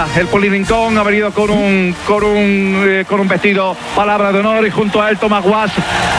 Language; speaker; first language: Spanish; native; Spanish